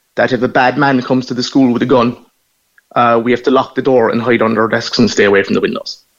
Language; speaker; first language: English; native; English